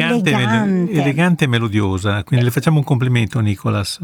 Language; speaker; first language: Italian; native; Italian